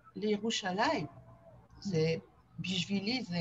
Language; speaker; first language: Hebrew; non-native, fluent; French